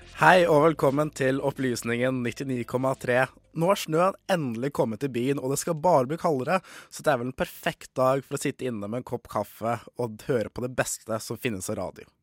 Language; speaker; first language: Norwegian; native; Norwegian